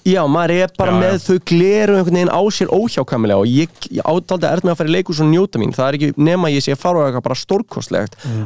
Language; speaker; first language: Icelandic; native; Icelandic